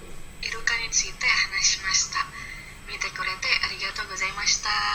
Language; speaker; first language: Japanese; non-native, learner; Indonesian